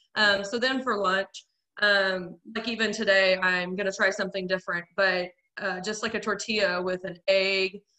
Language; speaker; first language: English; native; English